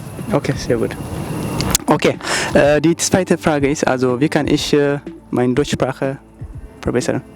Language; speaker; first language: German; non-native, learner; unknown